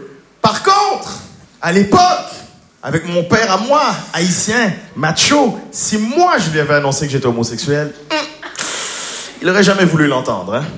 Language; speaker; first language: French; native; French